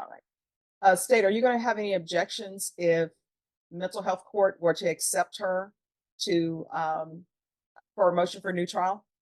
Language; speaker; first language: English; native; English